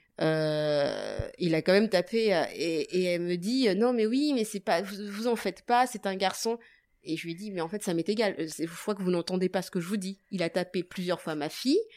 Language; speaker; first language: French; native; French